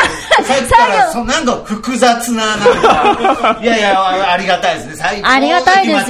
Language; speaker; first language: Japanese; native; Japanese